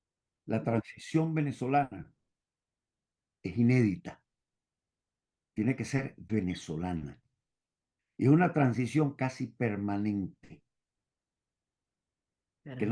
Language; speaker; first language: Spanish; native; Spanish